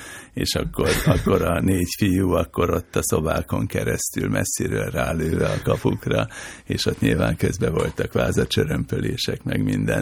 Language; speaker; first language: Hungarian; native; Hungarian